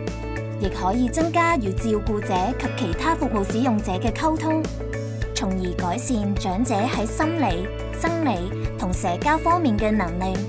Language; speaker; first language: Cantonese; native; Cantonese